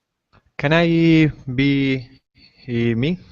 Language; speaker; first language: English; non-native, learner; Italian